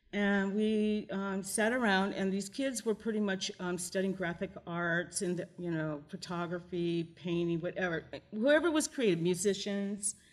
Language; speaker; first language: English; native; English